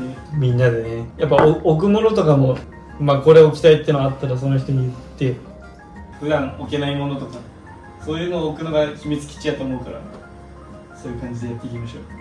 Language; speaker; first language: Japanese; native; Japanese